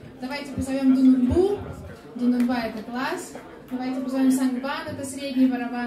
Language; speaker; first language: Russian; native; Russian